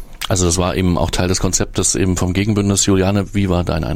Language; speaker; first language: German; native; German